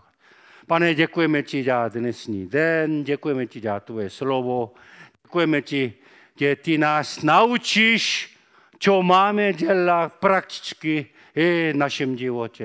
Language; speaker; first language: Czech; non-native, fluent; Korean